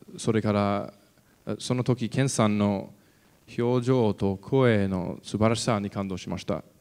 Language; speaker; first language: Japanese; non-native, learner; English